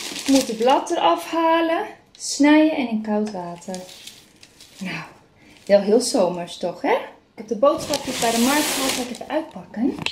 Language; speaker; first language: Dutch; non-native, fluent; Spanish